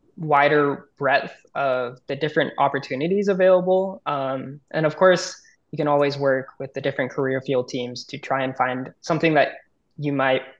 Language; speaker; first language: English; native; English